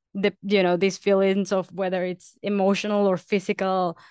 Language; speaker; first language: English; non-native, fluent; Spanish